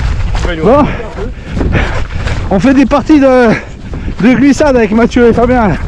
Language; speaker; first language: French; native; French